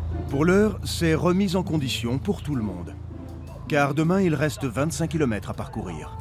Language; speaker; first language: French; native; French